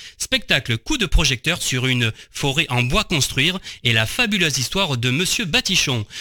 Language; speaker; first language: French; native; French